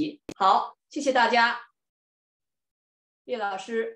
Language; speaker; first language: Chinese; native; Chinese